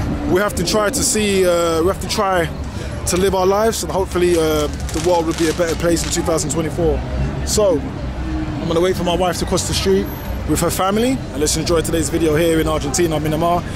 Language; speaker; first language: English; native; English